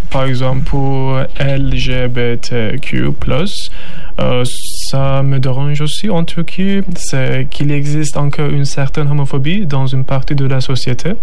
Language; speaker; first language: French; non-native, learner; Turkish